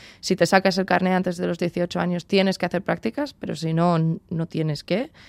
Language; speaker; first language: Spanish; early bilingual, heritage; Spanish